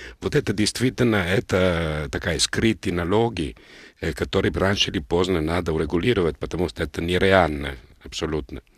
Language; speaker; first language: Russian; non-native, fluent; Italian